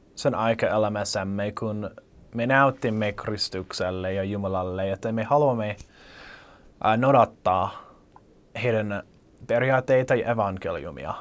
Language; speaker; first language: Finnish; non-native, learner; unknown